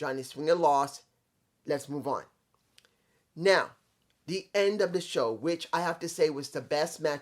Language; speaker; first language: English; native; English